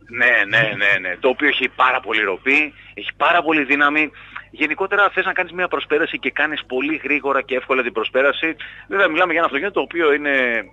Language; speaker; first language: Greek; native; Greek